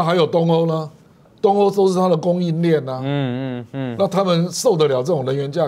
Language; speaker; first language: Chinese; native; Chinese